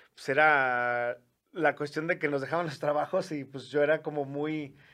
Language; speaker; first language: Spanish; native; Spanish